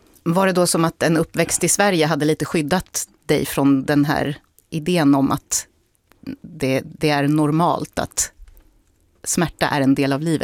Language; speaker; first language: Swedish; native; Swedish